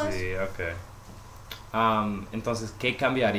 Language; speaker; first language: Spanish; non-native, learner; English